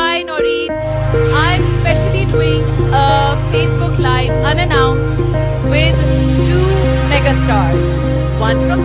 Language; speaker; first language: English; non-native, local second language; Urdu